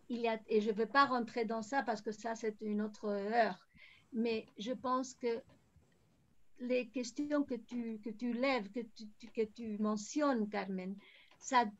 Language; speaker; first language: French; non-native, fluent; Spanish